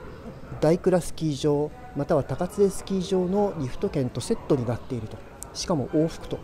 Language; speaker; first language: Japanese; native; Japanese